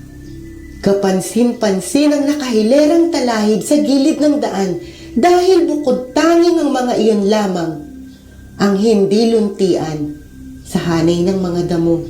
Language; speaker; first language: Filipino; native; Filipino